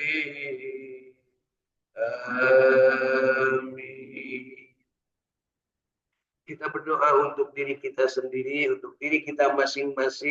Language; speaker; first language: Indonesian; native; Indonesian